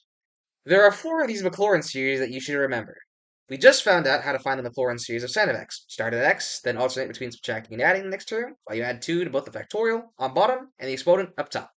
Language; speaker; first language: English; native; English